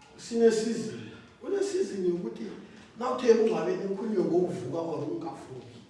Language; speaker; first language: Zulu; non-native, local second language; South Ndebele